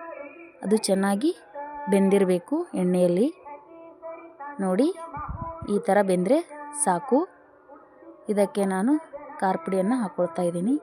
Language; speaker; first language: Kannada; native; Kannada